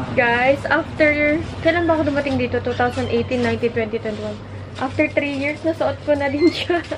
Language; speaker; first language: Filipino; native; Filipino